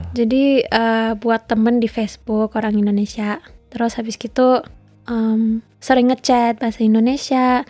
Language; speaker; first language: Indonesian; early bilingual, heritage; English